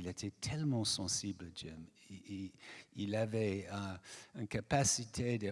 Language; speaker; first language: French; non-native, fluent; English